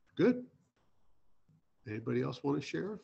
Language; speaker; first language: English; native; English